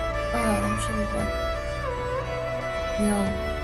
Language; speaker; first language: Portuguese; non-native, fluent; French